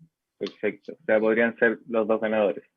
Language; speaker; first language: Spanish; native; Spanish